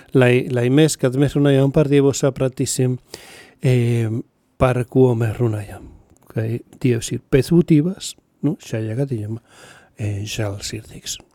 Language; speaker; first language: Latvian; non-native, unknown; Spanish